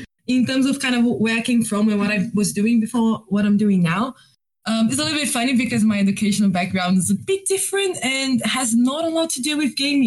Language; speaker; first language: English; non-native, fluent; Portuguese